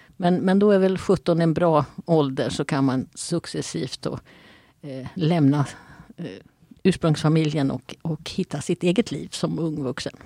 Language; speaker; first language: Swedish; native; Swedish